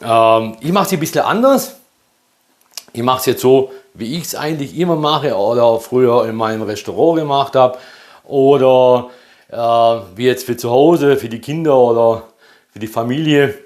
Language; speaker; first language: German; early bilingual, other home language; Polish